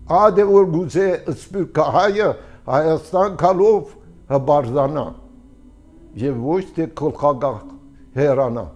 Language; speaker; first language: Armenian; early bilingual, heritage; Armenian